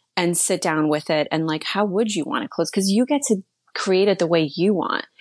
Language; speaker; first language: English; early bilingual, other home language; Slovak